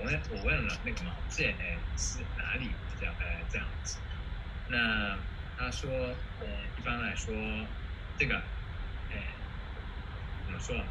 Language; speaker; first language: Chinese; non-native, fluent; Japanese